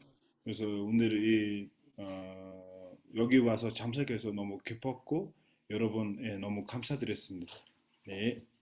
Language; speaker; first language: Korean; non-native, fluent; Mongolian